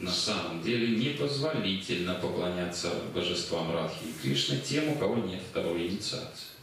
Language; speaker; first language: Russian; native; Russian